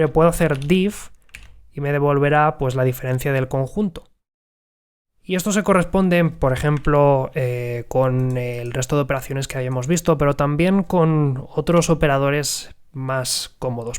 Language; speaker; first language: Spanish; native; Spanish